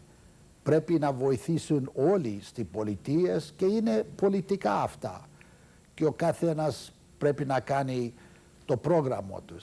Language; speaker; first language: Greek; early bilingual, heritage; Greek